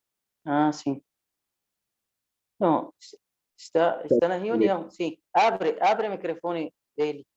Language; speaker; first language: Portuguese; non-native, fluent; Arabic